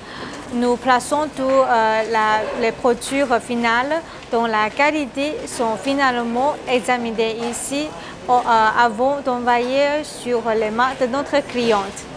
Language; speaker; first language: French; non-native, learner; Chinese